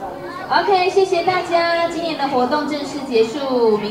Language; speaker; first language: Chinese; native; Chinese